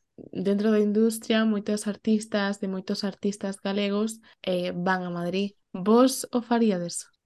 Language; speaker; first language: Galician; non-native, local second language; Spanish